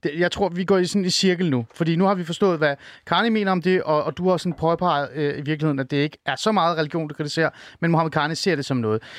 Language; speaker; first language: Danish; early bilingual, other home language; Persian